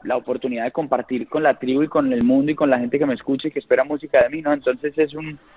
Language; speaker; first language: Spanish; native; Spanish